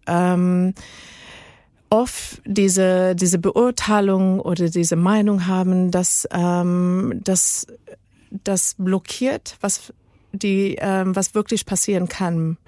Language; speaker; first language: German; non-native, learner; Spanish